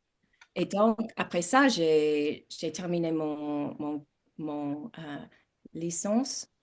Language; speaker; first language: French; non-native, learner; English